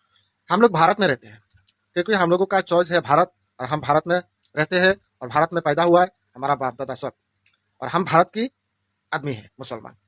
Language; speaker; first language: Hindi; non-native, local second language; Bangla